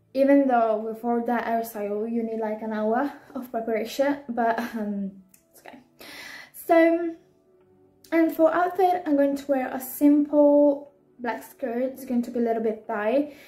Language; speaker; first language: English; non-native, fluent; Italian